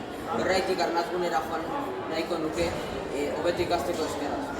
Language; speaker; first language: Basque; non-native, local second language; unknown